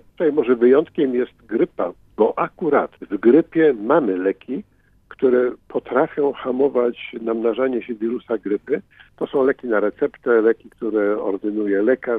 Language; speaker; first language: Polish; native; Polish